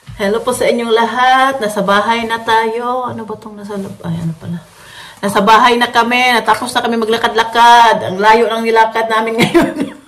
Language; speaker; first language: Filipino; non-native, local second language; Cebuano